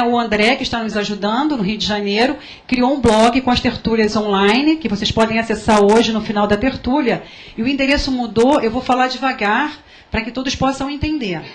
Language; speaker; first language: Portuguese; native; Portuguese